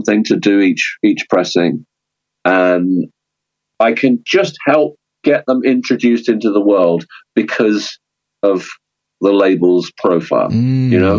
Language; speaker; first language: English; native; English